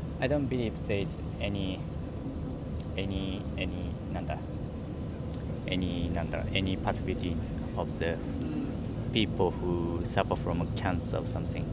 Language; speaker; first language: English; non-native, learner; Japanese